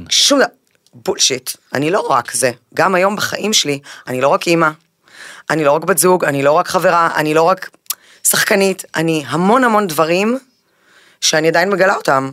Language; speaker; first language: Hebrew; early bilingual, other home language; Spanish